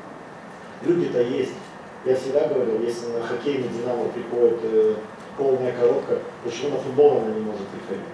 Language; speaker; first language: Russian; native; Russian